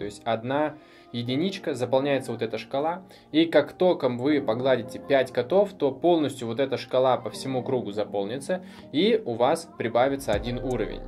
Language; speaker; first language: Russian; native; Russian